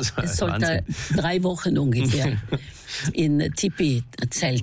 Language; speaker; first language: German; non-native, fluent; Norwegian